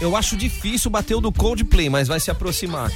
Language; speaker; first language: Portuguese; native; Portuguese